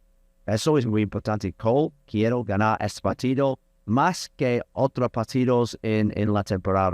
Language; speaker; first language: Spanish; non-native, learner; English